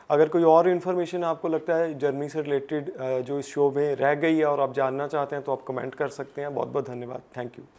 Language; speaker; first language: Hindi; non-native, local second language; Punjabi